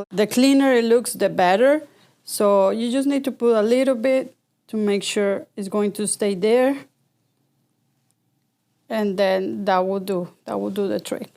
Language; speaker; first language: English; non-native, fluent; Spanish